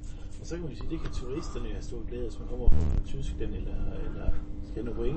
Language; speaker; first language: Danish; native; Danish